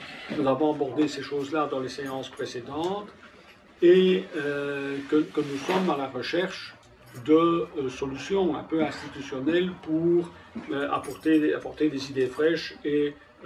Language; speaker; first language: French; native; French